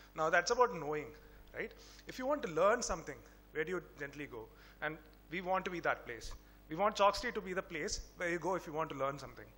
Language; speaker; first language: English; non-native, local second language; Tamil